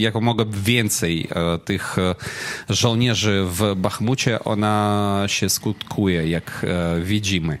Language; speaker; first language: Polish; non-native, fluent; Ukrainian